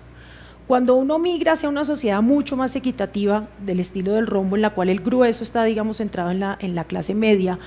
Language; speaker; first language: Spanish; native; Spanish